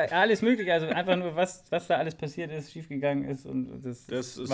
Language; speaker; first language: German; native; German